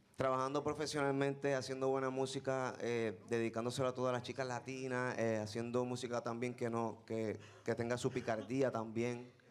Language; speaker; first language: Spanish; native; Spanish